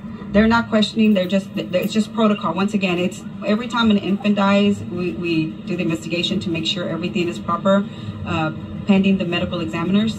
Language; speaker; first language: English; early bilingual, other home language; Spanish